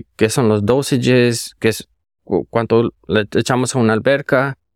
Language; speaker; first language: Spanish; early bilingual, heritage; Spanish